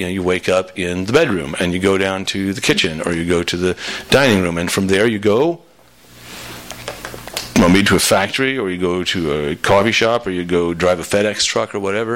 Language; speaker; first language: English; native; English